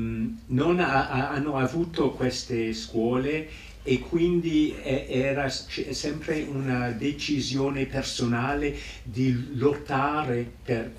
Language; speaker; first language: Italian; non-native, fluent; English